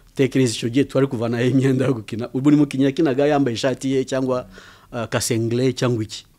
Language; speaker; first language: Kinyarwanda; early bilingual, heritage; Kinyarwanda